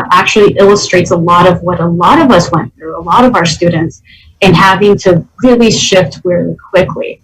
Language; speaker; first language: English; native; English